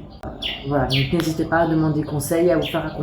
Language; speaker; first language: French; native; French